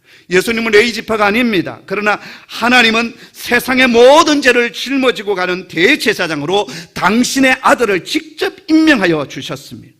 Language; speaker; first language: Korean; native; Korean